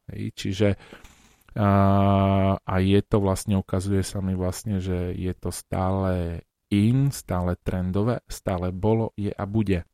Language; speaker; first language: Slovak; native; Slovak